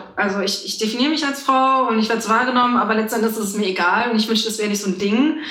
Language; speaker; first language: German; native; German